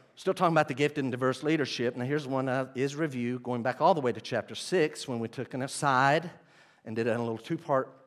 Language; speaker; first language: English; native; English